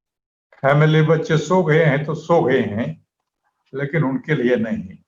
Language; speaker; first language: Hindi; native; Hindi